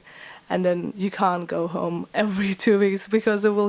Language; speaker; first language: English; non-native, fluent; Uzbek